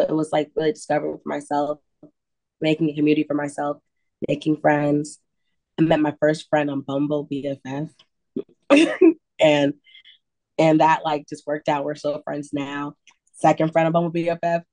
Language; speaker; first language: English; native; English